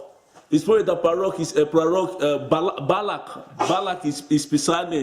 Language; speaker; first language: Russian; non-native, learner; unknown